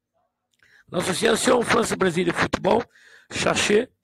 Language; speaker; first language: French; non-native, learner; Portuguese